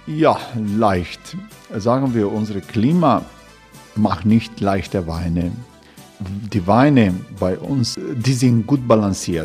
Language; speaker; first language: German; non-native, learner; Croatian